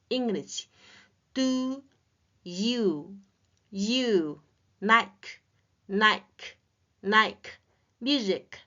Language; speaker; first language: English; non-native, learner; Chinese